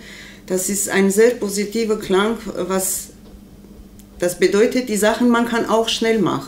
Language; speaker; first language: German; non-native, learner; Armenian